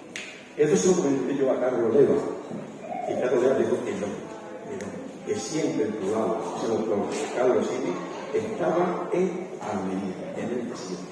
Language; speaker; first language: Spanish; native; Spanish